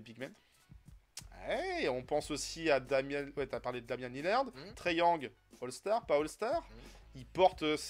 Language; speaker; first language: French; native; French